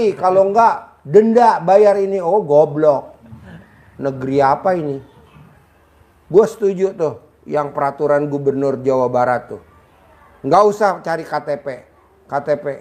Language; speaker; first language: Indonesian; native; Indonesian